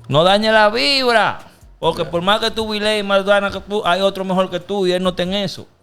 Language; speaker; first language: Spanish; early bilingual, other home language; English